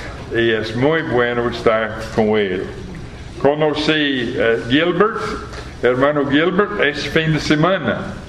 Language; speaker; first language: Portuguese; non-native, fluent; English